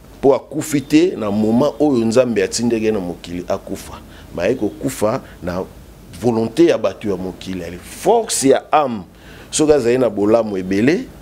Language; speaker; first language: Lingala; non-native, local second language; Kongo